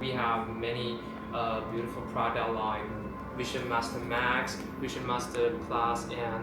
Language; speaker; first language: English; non-native, learner; Chinese